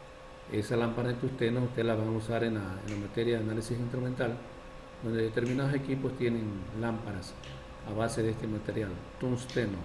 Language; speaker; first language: Spanish; native; Spanish